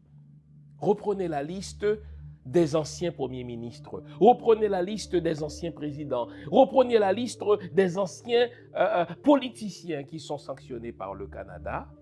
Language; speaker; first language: French; non-native, local second language; Haitian Creole